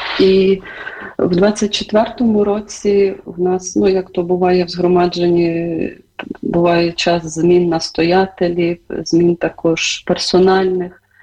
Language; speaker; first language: Ukrainian; native; Ukrainian